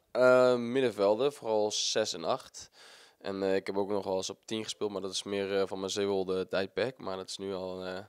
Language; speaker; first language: Dutch; native; Dutch